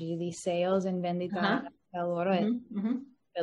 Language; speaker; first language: Italian; non-native, learner; English